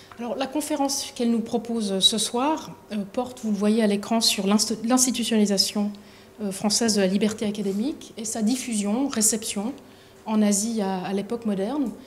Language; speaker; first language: French; native; French